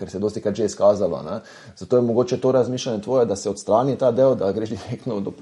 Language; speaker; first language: Slovenian; native; Slovenian